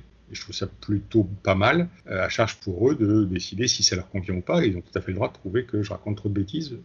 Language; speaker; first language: French; native; French